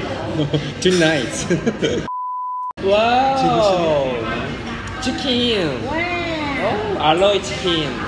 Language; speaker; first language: English; non-native, learner; Korean